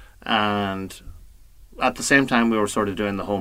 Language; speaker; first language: English; native; English